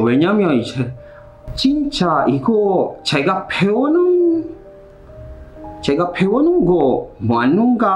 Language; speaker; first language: Korean; non-native, fluent; Filipino